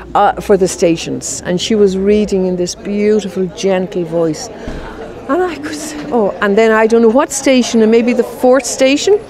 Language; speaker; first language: English; native; English